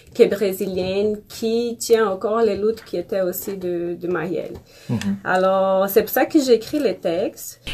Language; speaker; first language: French; non-native, fluent; Portuguese